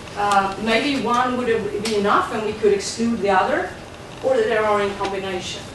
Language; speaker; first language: English; non-native, fluent; Swedish